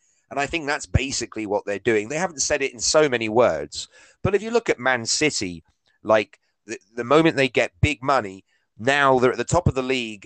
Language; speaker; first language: English; native; English